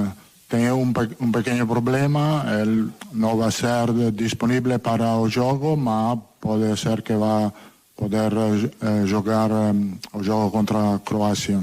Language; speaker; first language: Portuguese; non-native, learner; Italian